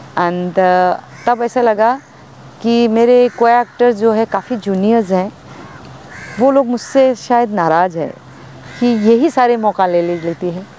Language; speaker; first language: Hindi; non-native, local second language; Bangla